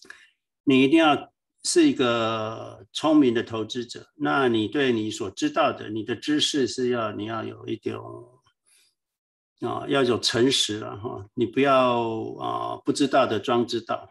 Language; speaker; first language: Chinese; native; Chinese